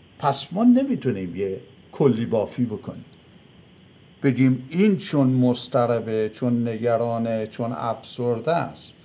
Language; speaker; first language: Persian; native; Persian